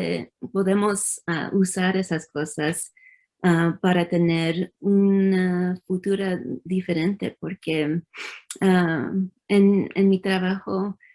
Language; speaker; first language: Spanish; early bilingual, heritage; English